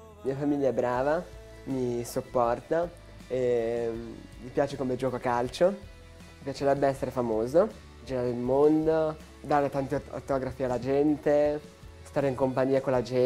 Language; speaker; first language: Italian; early bilingual, other home language; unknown